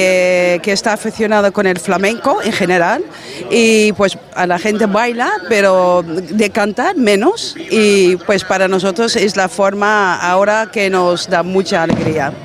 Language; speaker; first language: Spanish; non-native, fluent; Dutch